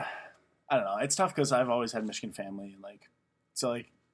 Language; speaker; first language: English; native; English